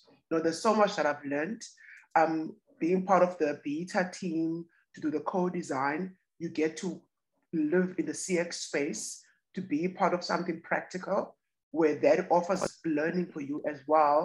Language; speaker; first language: English; non-native, local second language; Xhosa